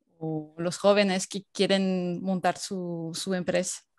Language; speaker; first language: Spanish; non-native, fluent; French